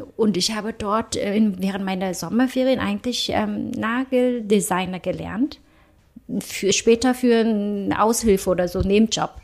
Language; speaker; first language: German; early bilingual, other home language; Vietnamese